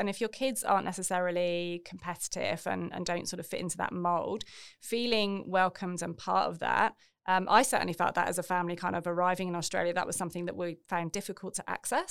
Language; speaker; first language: English; native; English